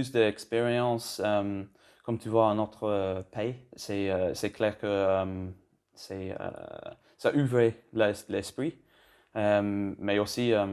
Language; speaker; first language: French; non-native, learner; English